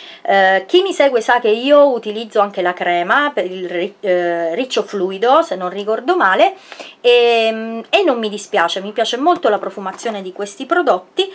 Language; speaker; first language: Italian; native; Italian